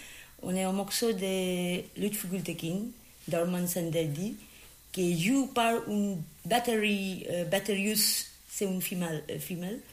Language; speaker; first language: French; non-native, fluent; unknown